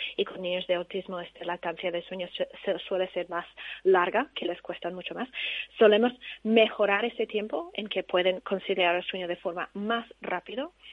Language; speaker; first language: Spanish; non-native, fluent; English